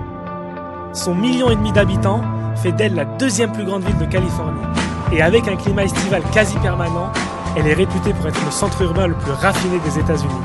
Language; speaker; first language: French; native; French